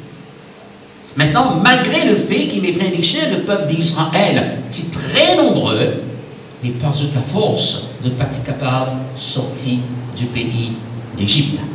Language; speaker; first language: French; non-native, local second language; Morisyen